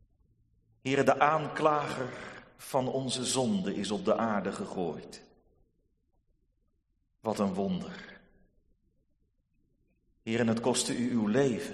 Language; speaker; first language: Dutch; native; Dutch